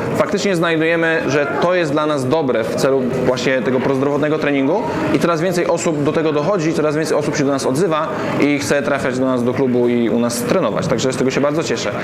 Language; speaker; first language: Polish; native; Polish